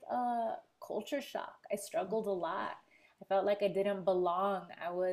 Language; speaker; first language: English; native; English